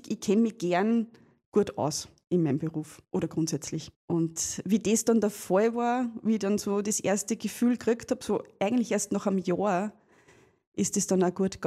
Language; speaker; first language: German; native; German